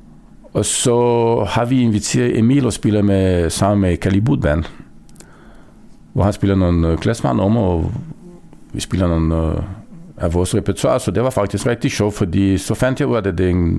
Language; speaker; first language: Danish; non-native, fluent; Romanian